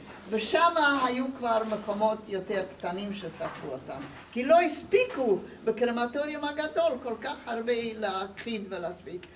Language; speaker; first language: Hebrew; non-native, fluent; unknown